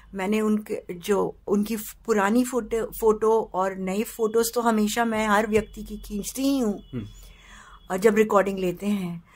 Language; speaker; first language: Hindi; native; Hindi